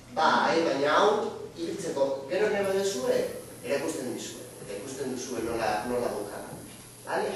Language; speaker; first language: Basque; non-native, local second language; Spanish